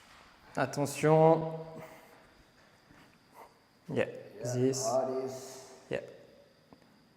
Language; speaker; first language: English; non-native, learner; French